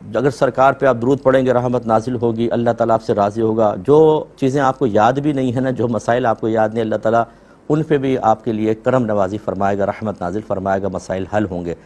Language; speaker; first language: Urdu; native; Urdu